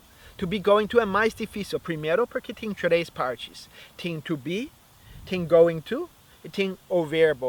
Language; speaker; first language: Portuguese; non-native, fluent; English